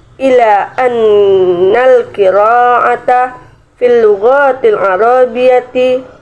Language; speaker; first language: Arabic; non-native, learner; Indonesian